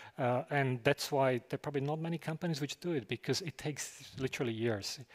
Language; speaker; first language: English; non-native, fluent; Slovak